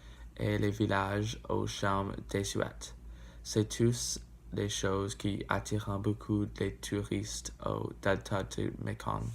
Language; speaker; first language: French; non-native, learner; English